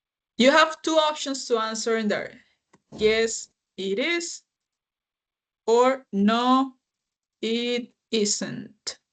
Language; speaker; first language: English; non-native, fluent; Spanish